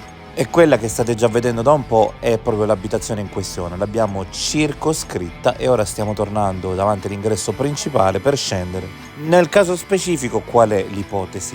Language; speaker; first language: Italian; native; Italian